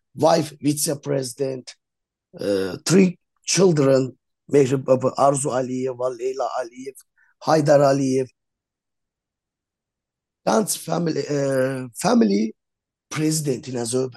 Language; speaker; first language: English; non-native, learner; Azerbaijani